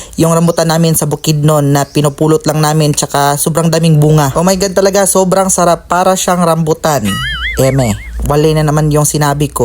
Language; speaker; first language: Filipino; non-native, local second language; Cebuano